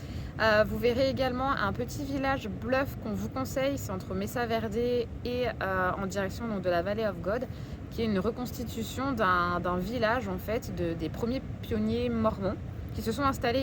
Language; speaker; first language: French; native; French